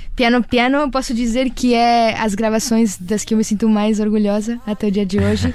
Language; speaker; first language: Portuguese; non-native, fluent; Spanish